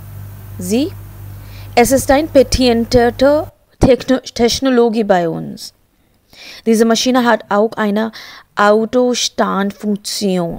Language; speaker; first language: German; non-native, learner; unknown